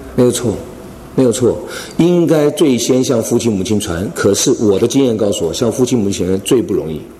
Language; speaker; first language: Chinese; non-native, local second language; Cantonese